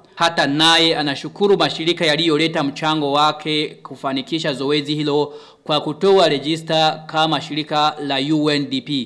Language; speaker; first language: Swahili; non-native, local second language; Rundi